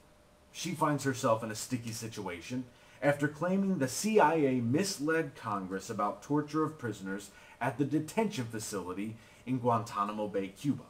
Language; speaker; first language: English; native; English